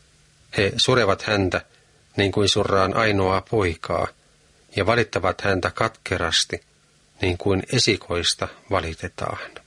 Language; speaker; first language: Finnish; native; Finnish